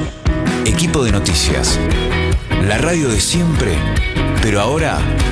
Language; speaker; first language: Spanish; native; Spanish